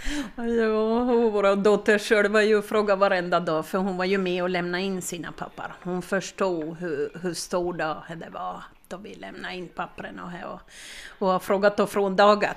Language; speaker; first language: Swedish; native; Swedish